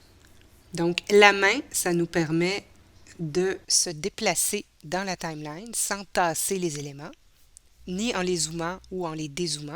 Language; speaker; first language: French; native; French